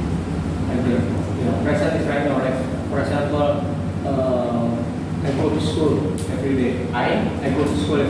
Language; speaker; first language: English; non-native, learner; Indonesian